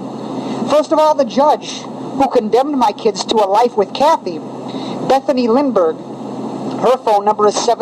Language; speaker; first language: English; native; English